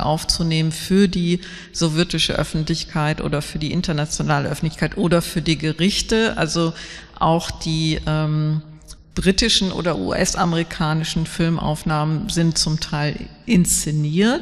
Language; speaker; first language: German; native; German